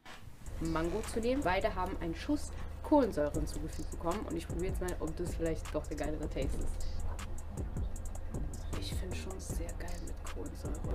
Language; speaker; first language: German; native; German